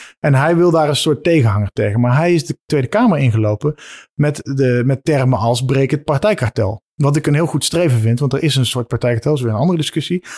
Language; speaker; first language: Dutch; native; Dutch